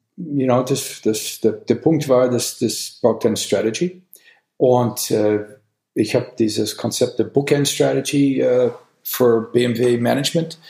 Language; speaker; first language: German; non-native, fluent; English